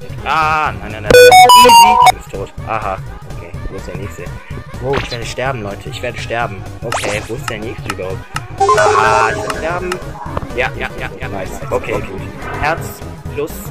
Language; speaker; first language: German; native; German